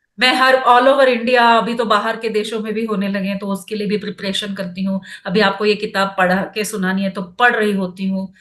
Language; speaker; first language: Hindi; non-native, local second language; Kannada